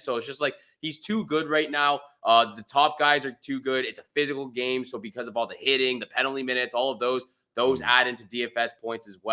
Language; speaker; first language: English; native; English